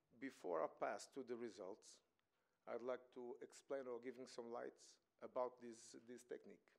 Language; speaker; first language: English; non-native, fluent; Portuguese